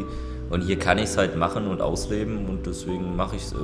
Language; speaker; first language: German; native; German